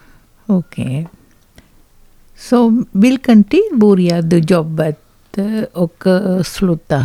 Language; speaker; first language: Swedish; non-native, learner; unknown